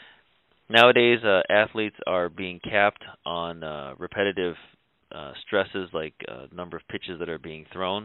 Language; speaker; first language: English; native; English